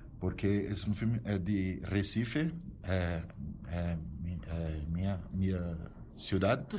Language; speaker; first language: Spanish; non-native, learner; Portuguese